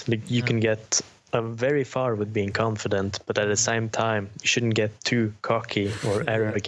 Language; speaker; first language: English; non-native, fluent; Norwegian